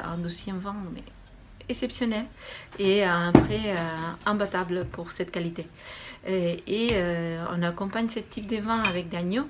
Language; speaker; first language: French; non-native, fluent; Spanish